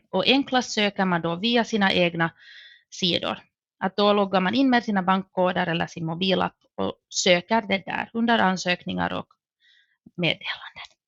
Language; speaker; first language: Swedish; native; Swedish